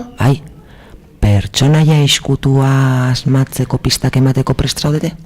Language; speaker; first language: Basque; native; Basque